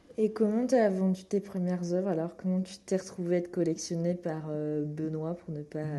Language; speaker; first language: French; native; French